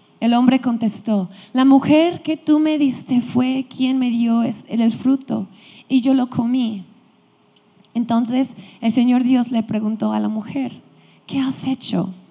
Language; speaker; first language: Spanish; non-native, fluent; English